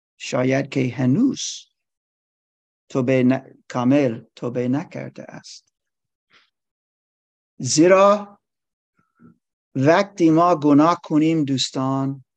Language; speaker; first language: Persian; non-native, learner; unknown